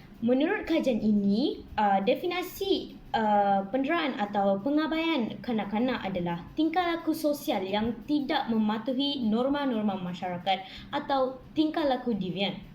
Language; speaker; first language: Malay; non-native, local second language; Tamil